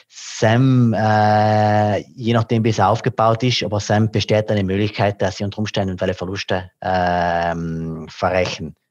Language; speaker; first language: German; non-native, local second language; Italian